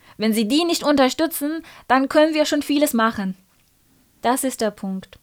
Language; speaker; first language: German; non-native, fluent; Persian